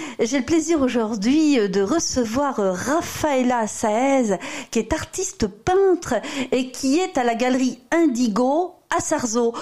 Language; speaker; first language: French; native; French